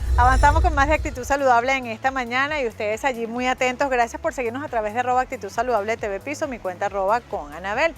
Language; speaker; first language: Spanish; native; Spanish